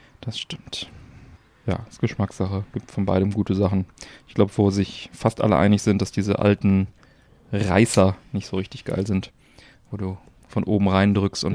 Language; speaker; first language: German; native; German